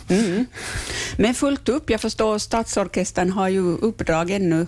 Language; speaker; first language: Swedish; native; Swedish